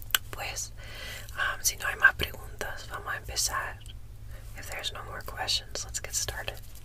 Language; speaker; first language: Spanish; non-native, fluent; English